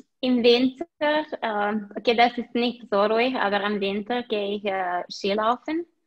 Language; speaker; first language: German; non-native, learner; Serbian